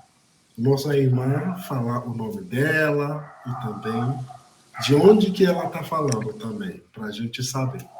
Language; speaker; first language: Portuguese; non-native, fluent; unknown